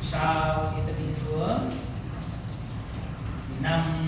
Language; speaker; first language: Vietnamese; non-native, fluent; Hindi